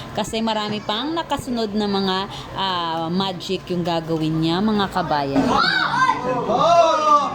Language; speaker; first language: Filipino; native; Filipino